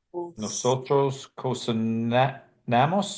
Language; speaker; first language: Spanish; non-native, learner; English